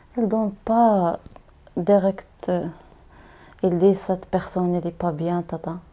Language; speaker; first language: French; non-native, learner; Arabic